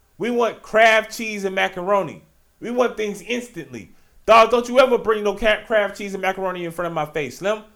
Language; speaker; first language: English; native; English